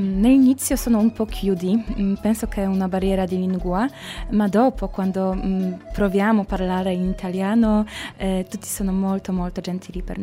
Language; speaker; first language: Italian; non-native, learner; Polish